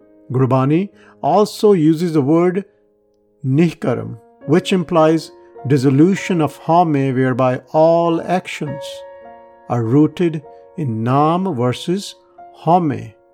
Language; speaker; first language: English; non-native, local second language; Punjabi